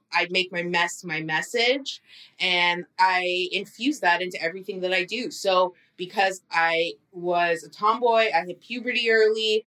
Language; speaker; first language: English; native; English